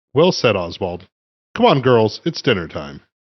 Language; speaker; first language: English; native; English